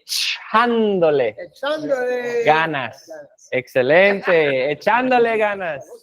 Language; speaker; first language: Spanish; non-native, fluent; English